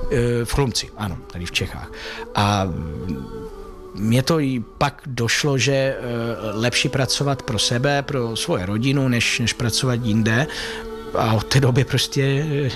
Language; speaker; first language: Czech; non-native, fluent; Italian